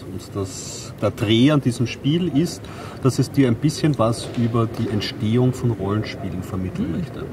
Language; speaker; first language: German; native; German